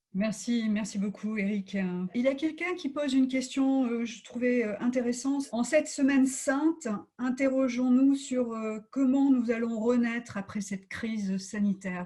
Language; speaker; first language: French; native; French